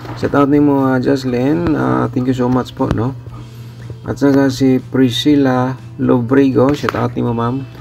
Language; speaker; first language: Filipino; non-native, local second language; Cebuano